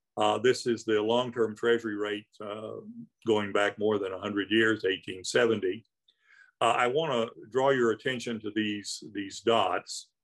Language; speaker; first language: English; native; English